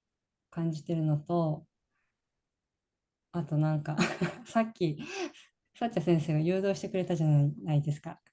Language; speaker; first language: Japanese; native; Japanese